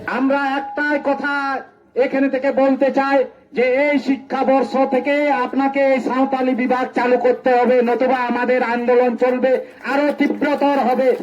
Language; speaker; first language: Bangla; non-native, local second language; Santali